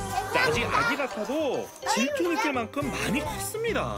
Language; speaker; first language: Korean; native; Korean